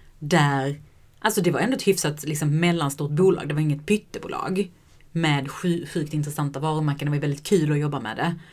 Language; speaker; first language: Swedish; native; Swedish